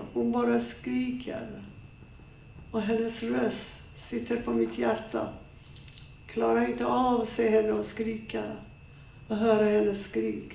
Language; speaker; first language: Swedish; non-native, fluent; Persian